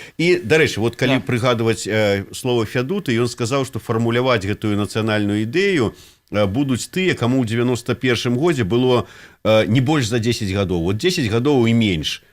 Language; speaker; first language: Belarusian; native; Belarusian